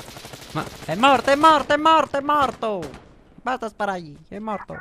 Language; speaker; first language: Italian; native; Italian